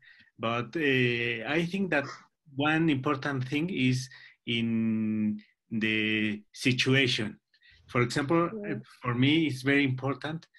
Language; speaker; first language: English; non-native, learner; Spanish